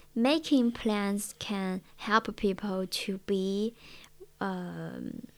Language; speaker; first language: English; non-native, learner; Chinese